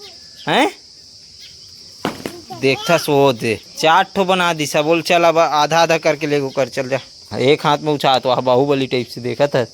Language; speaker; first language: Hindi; non-native, local second language; Chhattisgarhi